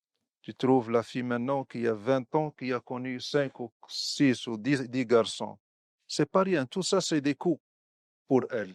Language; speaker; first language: French; non-native, local second language; Arabic